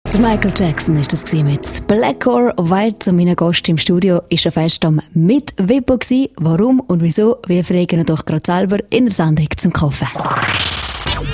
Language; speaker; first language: German; native; German